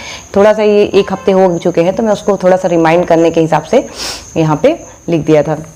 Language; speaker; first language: Hindi; native; Hindi